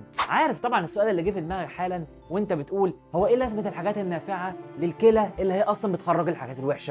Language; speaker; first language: Arabic; native; Arabic